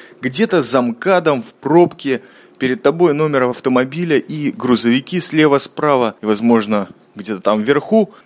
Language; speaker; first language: Russian; native; Russian